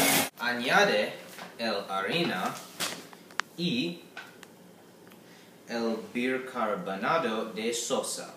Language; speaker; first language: Spanish; non-native, learner; English